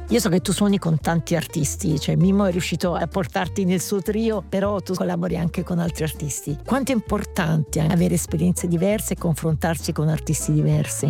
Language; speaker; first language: Italian; native; Italian